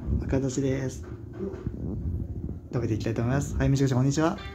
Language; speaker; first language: Japanese; native; Japanese